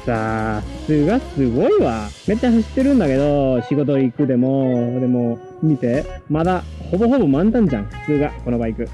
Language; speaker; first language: Japanese; non-native, fluent; Spanish